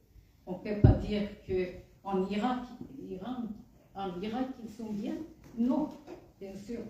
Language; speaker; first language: French; non-native, fluent; Kurdish